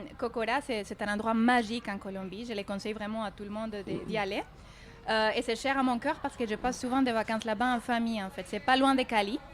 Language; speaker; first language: French; non-native, fluent; Spanish